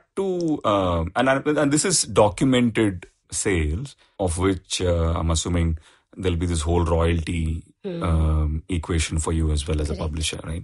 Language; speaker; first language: English; non-native, local second language; Tamil